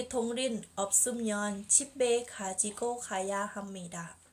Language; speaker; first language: Korean; non-native, learner; Thai